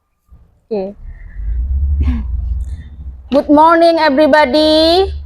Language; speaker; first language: English; non-native, learner; Indonesian